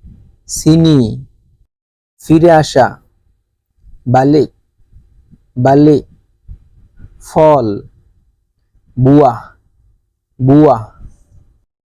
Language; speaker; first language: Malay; non-native, learner; Bangla